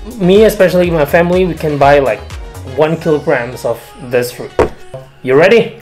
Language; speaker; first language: English; non-native, fluent; Indonesian